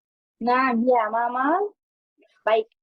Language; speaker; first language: Arabic; non-native, learner; Bangla